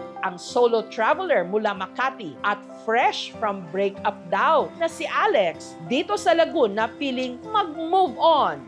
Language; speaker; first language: Filipino; native; Filipino